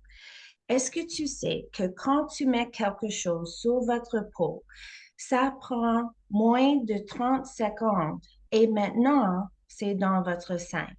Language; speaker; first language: French; non-native, learner; English